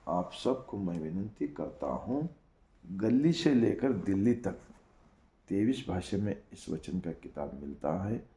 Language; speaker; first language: Hindi; non-native, local second language; Kannada